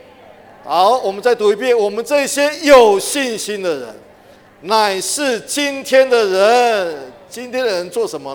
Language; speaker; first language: Chinese; native; Chinese